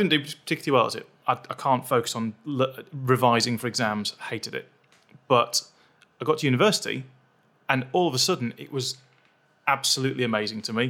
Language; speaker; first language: English; native; English